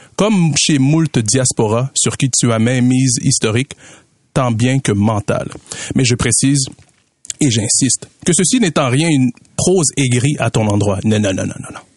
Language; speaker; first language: French; early bilingual, other home language; Swahili